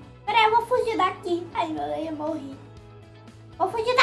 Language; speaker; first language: Portuguese; native; Portuguese